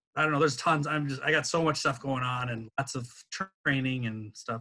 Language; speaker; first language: English; native; English